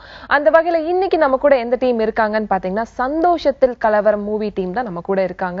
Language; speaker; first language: Tamil; native; Tamil